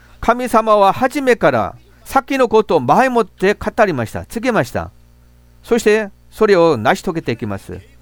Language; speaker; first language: Japanese; non-native, fluent; Korean